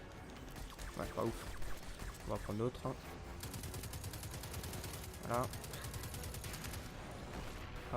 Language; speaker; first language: French; native; French